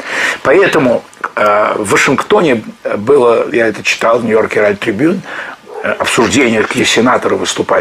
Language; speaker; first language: Russian; native; Russian